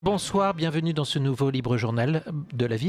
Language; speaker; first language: French; native; French